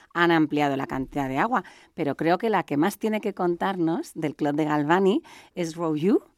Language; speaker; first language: Spanish; native; Spanish